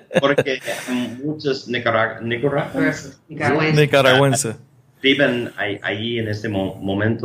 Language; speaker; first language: Spanish; non-native, learner; English